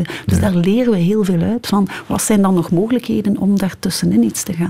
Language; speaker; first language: Dutch; native; Dutch